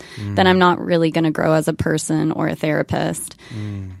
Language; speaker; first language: English; native; English